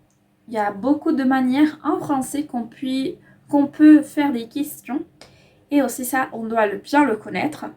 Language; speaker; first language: French; non-native, fluent; Spanish